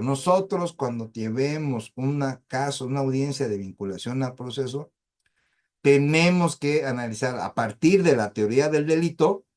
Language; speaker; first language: Spanish; native; Spanish